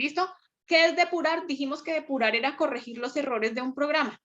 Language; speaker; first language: Spanish; native; Spanish